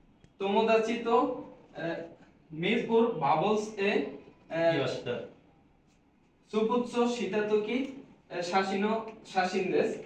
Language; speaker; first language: Japanese; non-native, learner; Bangla